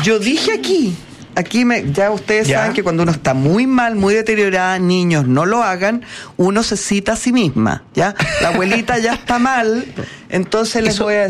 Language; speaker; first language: Spanish; native; Spanish